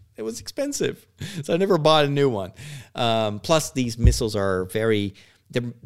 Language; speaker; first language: English; non-native, fluent; Dutch